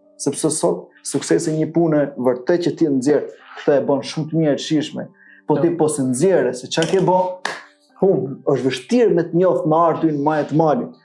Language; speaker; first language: Albanian; native; Albanian